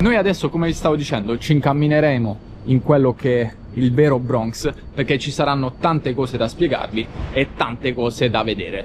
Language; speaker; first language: Italian; native; Italian